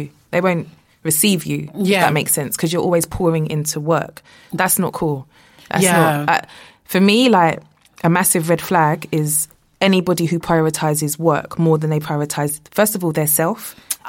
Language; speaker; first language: English; native; English